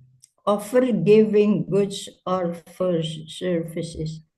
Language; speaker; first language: English; non-native, fluent; Indonesian